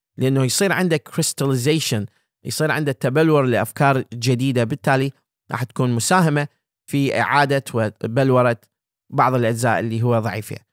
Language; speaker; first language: Arabic; native; Arabic